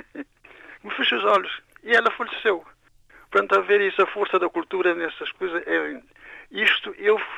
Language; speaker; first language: Portuguese; non-native, local second language; Kabuverdianu